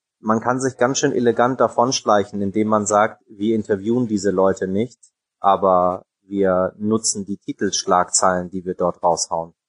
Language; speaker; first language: German; early bilingual, other home language; Persian